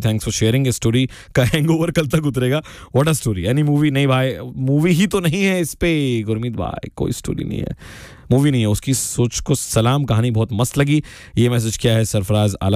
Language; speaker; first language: Hindi; native; Hindi